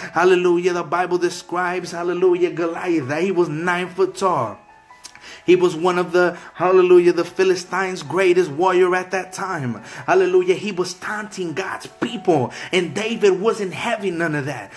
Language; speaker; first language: English; early bilingual, other home language; Spanish